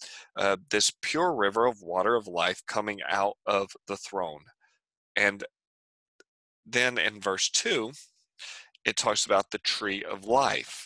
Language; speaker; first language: English; native; English